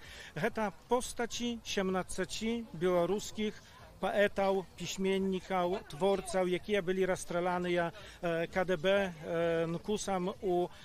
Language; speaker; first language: Polish; non-native, local second language; Belarusian